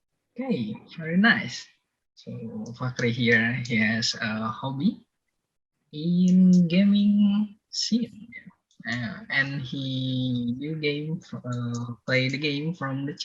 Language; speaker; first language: English; non-native, learner; Indonesian